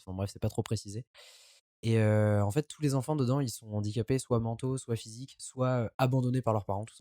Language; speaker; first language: French; native; French